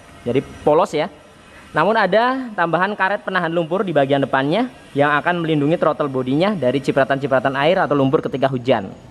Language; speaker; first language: Indonesian; native; Indonesian